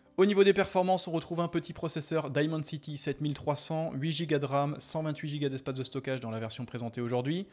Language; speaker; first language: French; native; French